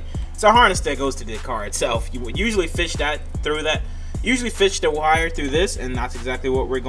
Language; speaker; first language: English; native; English